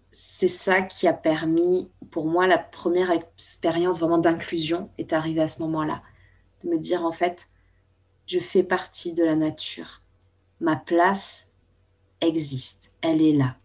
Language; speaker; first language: French; native; French